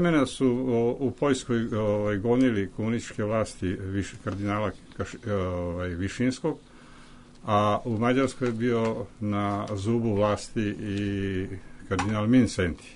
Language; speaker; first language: Serbian; native; Serbian